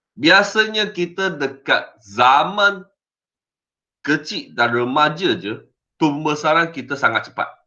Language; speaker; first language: Malay; non-native, local second language; Chinese